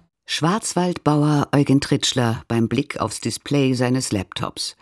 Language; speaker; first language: German; native; German